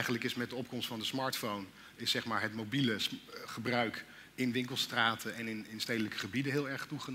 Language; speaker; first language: Dutch; native; Dutch